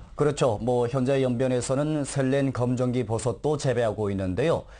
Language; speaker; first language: Korean; early bilingual, heritage; Korean